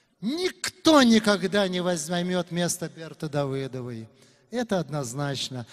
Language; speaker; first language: Russian; non-native, local second language; Uzbek